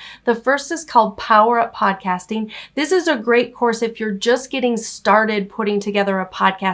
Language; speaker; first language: English; native; English